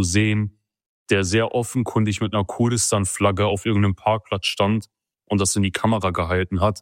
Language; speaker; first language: German; early bilingual, other home language; Kurdish